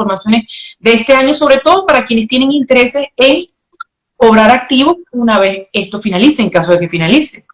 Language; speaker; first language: Spanish; native; Spanish